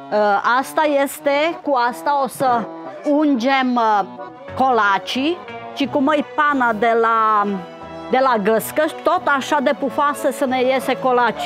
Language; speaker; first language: Romanian; non-native, local second language; Czech